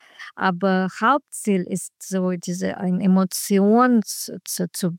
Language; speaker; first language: German; non-native, learner; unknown